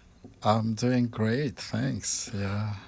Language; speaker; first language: English; non-native, fluent; Malagasy